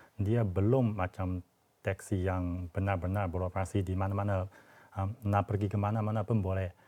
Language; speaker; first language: Malay; non-native, fluent; Chinese